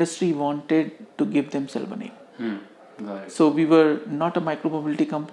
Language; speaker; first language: English; non-native, local second language; Hindi